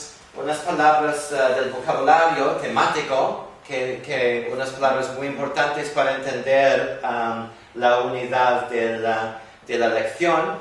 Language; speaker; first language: Spanish; non-native, fluent; English